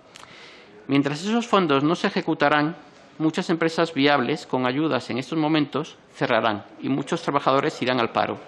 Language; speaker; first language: Spanish; native; Spanish